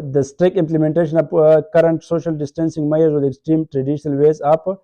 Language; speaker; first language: English; non-native, local second language; Urdu